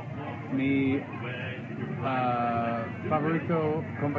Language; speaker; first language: Spanish; non-native, learner; English